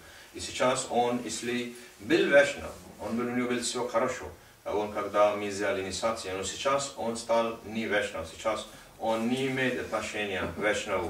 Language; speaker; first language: Russian; non-native, learner; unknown